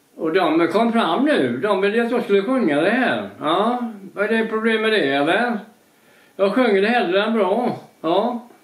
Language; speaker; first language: Swedish; native; Swedish